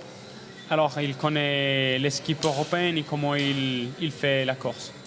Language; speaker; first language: French; non-native, learner; Spanish